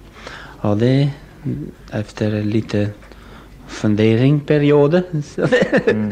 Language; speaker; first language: Swedish; non-native, fluent; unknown